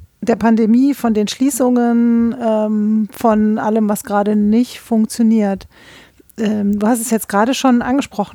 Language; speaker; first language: German; native; German